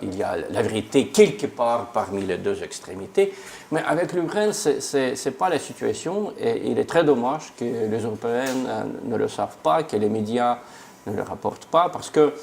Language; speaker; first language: French; non-native, fluent; Russian